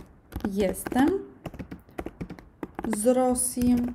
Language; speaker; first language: Polish; non-native, learner; Russian